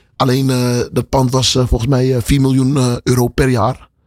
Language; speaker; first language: Dutch; native; Dutch